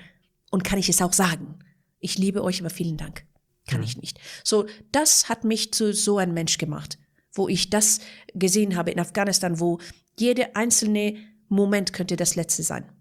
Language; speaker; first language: German; non-native, fluent; Persian